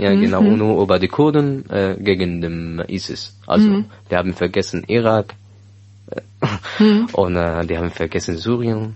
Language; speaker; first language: German; non-native, learner; Arabic